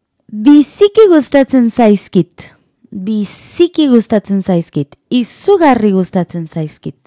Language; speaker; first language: Basque; non-native, learner; Spanish